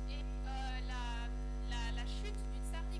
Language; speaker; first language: French; native; French